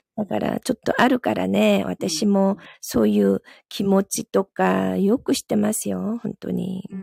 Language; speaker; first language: Japanese; non-native, fluent; Korean